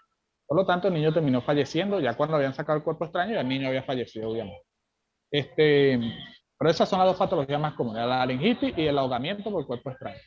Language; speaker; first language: Spanish; native; Spanish